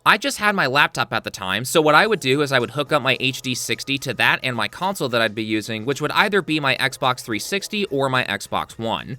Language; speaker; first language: English; native; English